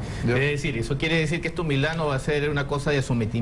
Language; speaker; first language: Spanish; native; Spanish